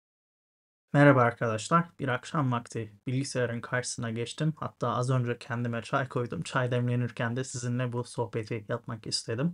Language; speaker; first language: Turkish; native; Turkish